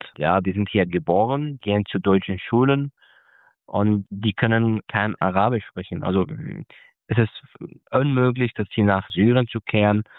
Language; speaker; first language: German; non-native, fluent; Arabic